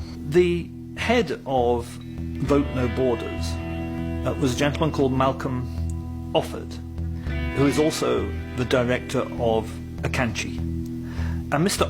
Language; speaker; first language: English; native; English